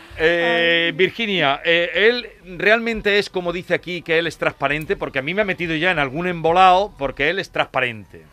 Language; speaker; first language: Spanish; native; Spanish